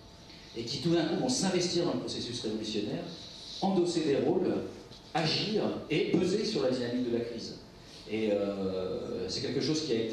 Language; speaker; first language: French; native; French